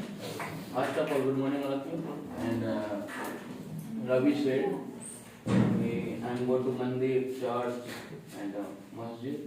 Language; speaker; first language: English; non-native, learner; Hindi